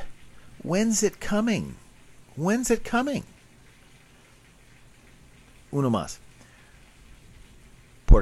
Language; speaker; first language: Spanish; non-native, learner; English